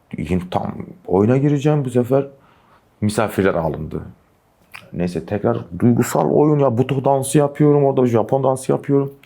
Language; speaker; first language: Turkish; non-native, local second language; Kurdish